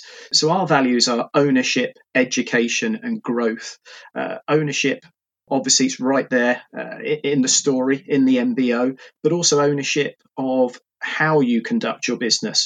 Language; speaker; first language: English; native; English